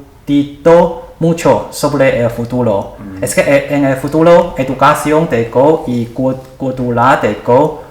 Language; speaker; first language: Spanish; non-native, learner; Chinese